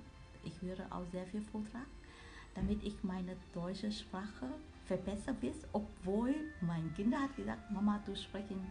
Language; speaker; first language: German; non-native, learner; Vietnamese